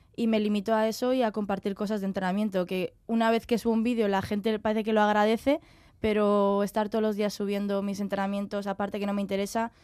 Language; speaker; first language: Spanish; native; Spanish